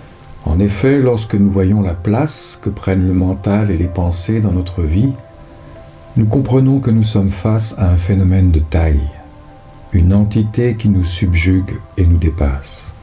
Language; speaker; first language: French; native; French